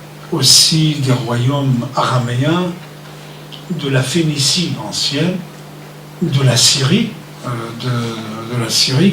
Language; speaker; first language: French; non-native, fluent; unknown